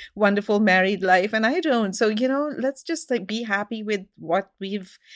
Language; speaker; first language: English; non-native, local second language; Hindi